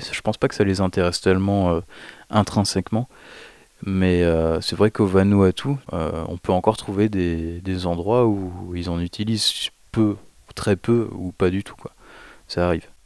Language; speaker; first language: French; native; French